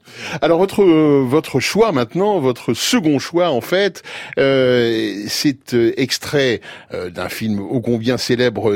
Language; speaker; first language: French; native; French